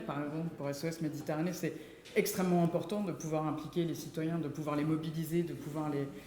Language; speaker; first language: French; native; French